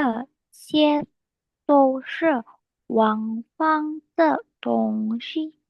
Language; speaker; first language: Chinese; non-native, learner; Indonesian